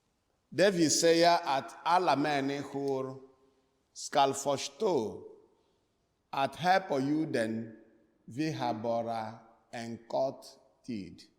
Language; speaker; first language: Swedish; non-native, fluent; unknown